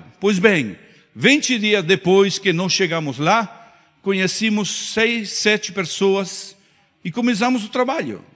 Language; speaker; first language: Portuguese; non-native, fluent; Spanish